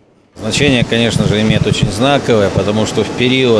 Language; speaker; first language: Russian; native; Russian